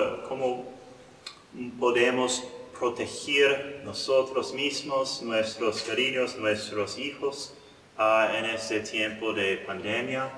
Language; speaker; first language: Spanish; non-native, learner; English